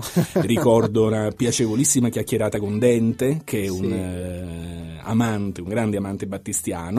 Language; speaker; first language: Italian; native; Italian